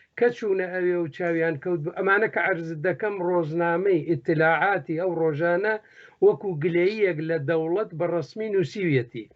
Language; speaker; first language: Central Kurdish; native; Central Kurdish